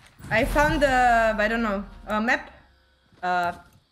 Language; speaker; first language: English; non-native, learner; Romanian